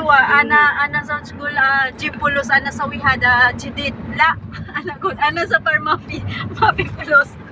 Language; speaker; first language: Arabic; non-native, learner; Cebuano